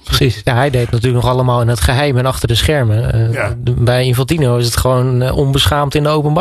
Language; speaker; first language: Dutch; native; Dutch